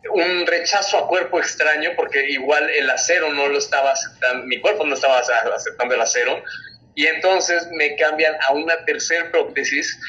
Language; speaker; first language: Spanish; native; Spanish